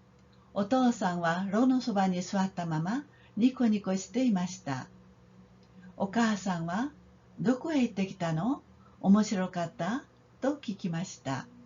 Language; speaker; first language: Japanese; non-native, fluent; Korean